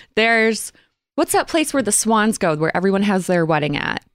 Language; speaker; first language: English; native; English